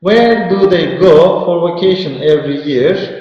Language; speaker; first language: English; non-native, fluent; Turkish